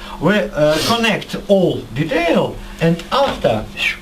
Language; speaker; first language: English; non-native, learner; Russian